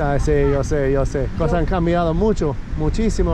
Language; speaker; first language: Spanish; non-native, learner; English